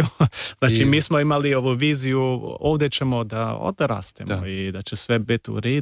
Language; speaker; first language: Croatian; early bilingual, heritage; Serbian